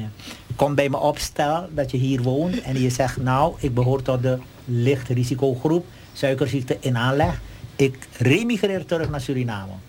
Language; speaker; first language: Dutch; native; Dutch